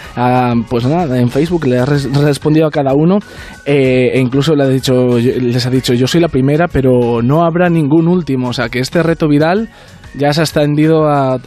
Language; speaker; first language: Spanish; native; Spanish